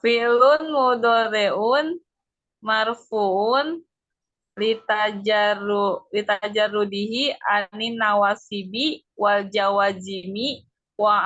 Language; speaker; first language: Arabic; non-native, learner; Indonesian